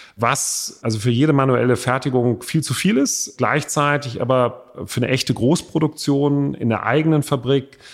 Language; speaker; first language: German; native; German